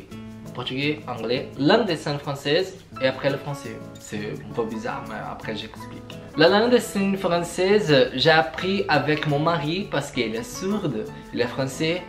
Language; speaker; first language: French; non-native, learner; Portuguese